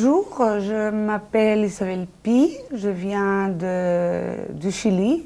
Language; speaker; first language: French; non-native, fluent; Spanish